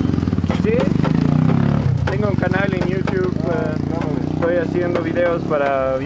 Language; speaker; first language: Spanish; non-native, learner; Danish